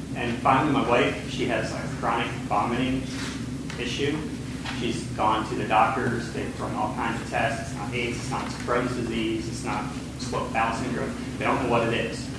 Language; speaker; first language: English; native; English